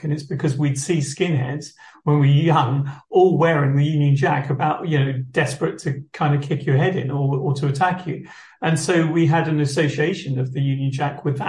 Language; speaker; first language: English; native; English